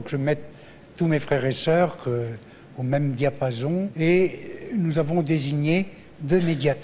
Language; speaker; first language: French; native; French